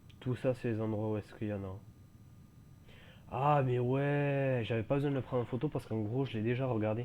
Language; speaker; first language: French; native; French